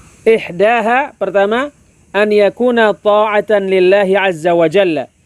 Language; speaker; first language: Arabic; non-native, local second language; Indonesian